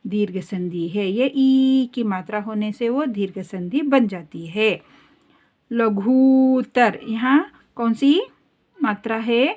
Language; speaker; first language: Hindi; non-native, local second language; Kannada